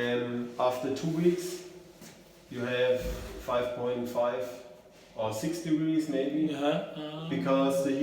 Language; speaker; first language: English; non-native, learner; German